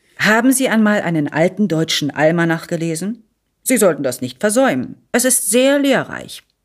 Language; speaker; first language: German; early bilingual, other home language; Italian